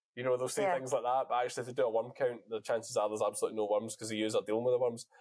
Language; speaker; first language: English; native; English